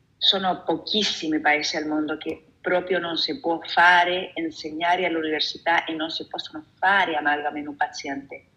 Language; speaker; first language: Italian; non-native, fluent; Spanish